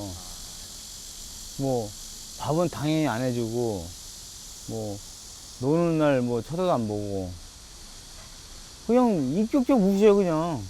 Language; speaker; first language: Korean; native; Korean